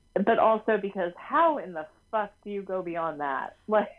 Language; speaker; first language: English; native; English